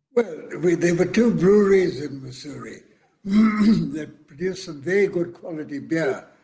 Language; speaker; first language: English; non-native, local second language; Punjabi